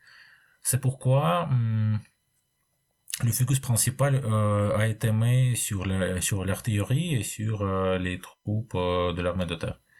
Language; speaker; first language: French; non-native, fluent; Russian